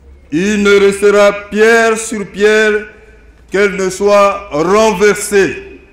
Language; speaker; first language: French; non-native, local second language; Lingala